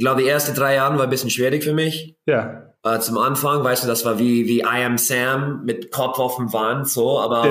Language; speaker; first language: German; non-native, learner; English